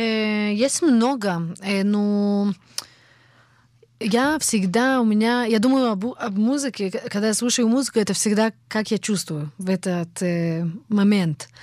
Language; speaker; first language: Russian; early bilingual, heritage; Russian